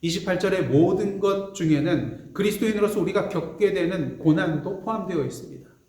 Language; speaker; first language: Korean; native; Korean